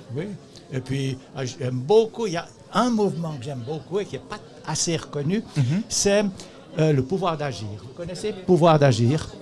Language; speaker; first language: French; native; French